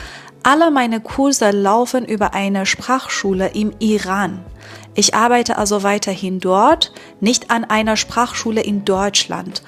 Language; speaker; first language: German; non-native, fluent; Persian